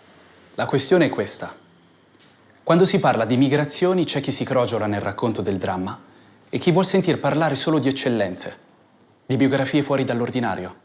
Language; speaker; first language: Italian; native; Italian